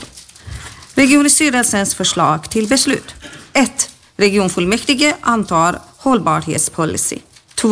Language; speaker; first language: Swedish; native; Swedish